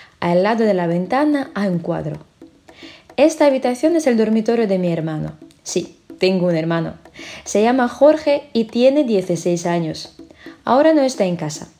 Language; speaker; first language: Spanish; non-native, fluent; Russian